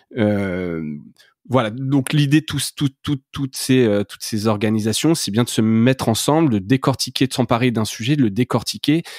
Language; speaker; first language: French; native; French